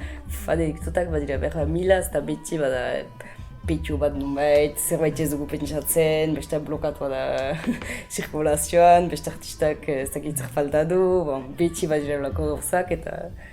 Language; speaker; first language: Basque; native; Basque